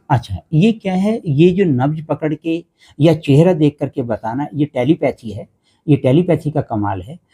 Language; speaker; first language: Hindi; native; Hindi